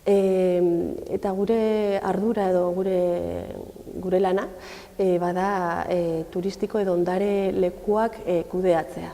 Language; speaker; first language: Basque; non-native, local second language; Spanish